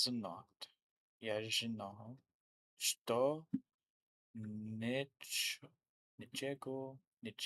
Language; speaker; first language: Russian; non-native, learner; English